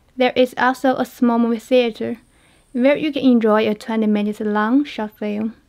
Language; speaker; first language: English; non-native, learner; Chinese